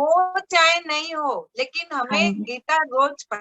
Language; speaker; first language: Hindi; native; Hindi